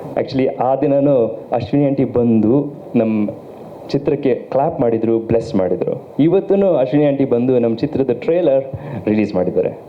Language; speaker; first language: Kannada; early bilingual, heritage; Kannada